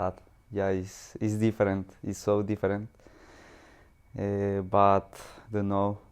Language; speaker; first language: English; non-native, learner; Spanish